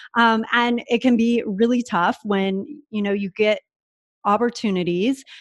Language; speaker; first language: English; native; English